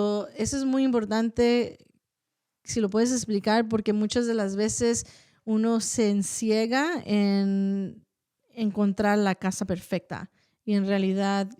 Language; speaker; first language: Spanish; early bilingual, heritage; Spanish